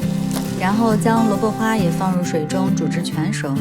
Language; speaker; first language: Chinese; native; Chinese